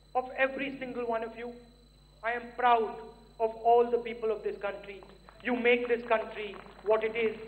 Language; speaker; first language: English; non-native, local second language; Hindi